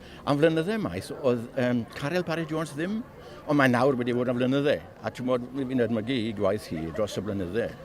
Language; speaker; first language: Welsh; native; Welsh